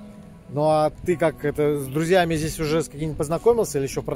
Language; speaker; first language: Russian; native; Russian